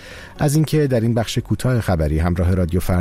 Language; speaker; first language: Persian; native; Persian